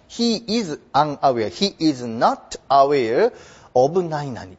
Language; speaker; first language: English; non-native, fluent; Japanese